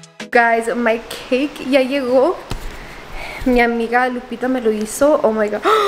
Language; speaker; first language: Spanish; early bilingual, heritage; Spanish